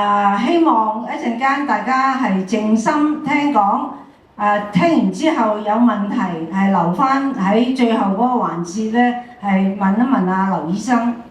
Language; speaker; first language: Cantonese; native; Cantonese